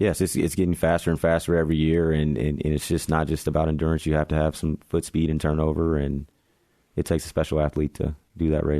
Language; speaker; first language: English; native; English